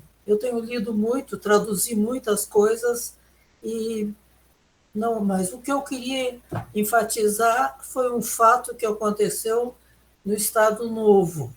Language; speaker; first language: Portuguese; early bilingual, other home language; German